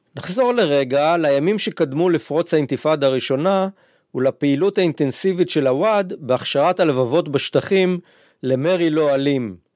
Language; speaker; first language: Hebrew; native; Hebrew